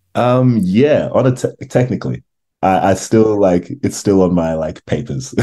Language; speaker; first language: English; native; English